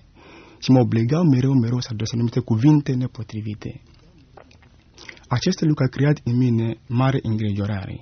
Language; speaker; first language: Romanian; non-native, fluent; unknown